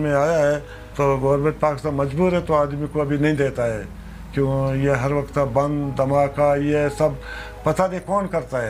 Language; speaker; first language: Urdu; non-native, local second language; Baluchi